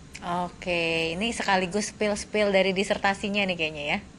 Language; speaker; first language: Indonesian; native; Indonesian